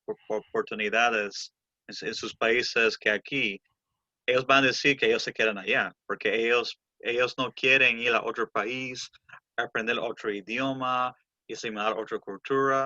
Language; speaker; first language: Spanish; early bilingual, heritage; English